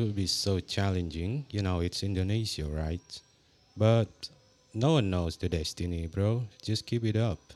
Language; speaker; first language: English; non-native, fluent; Indonesian